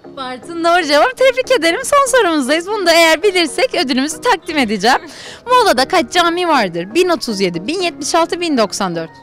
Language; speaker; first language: Turkish; native; Turkish